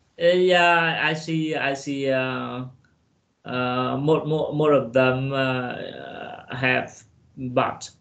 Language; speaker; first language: English; non-native, learner; Vietnamese